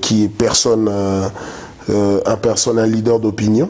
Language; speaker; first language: French; non-native, local second language; Lingala